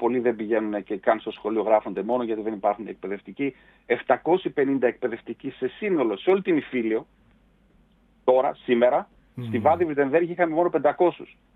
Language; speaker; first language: Greek; early bilingual, heritage; Greek